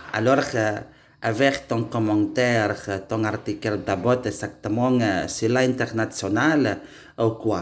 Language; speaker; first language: French; non-native, learner; Indonesian